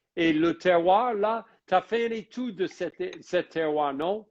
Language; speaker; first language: French; non-native, fluent; English